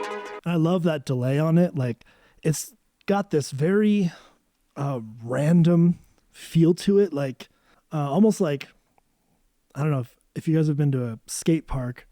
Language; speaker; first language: English; native; English